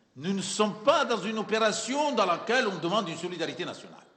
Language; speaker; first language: French; non-native, local second language; Arabic